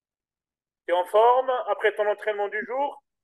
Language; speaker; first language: French; native; French